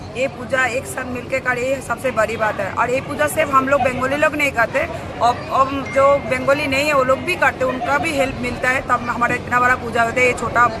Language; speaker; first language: Hindi; non-native, local second language; Bangla